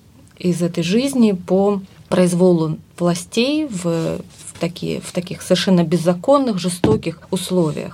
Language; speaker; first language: Russian; native; Russian